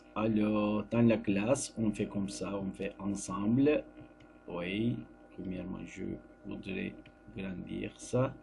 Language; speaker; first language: French; non-native, fluent; Turkish